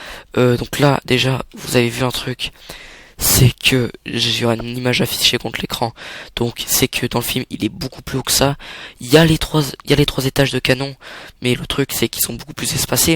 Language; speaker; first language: French; native; French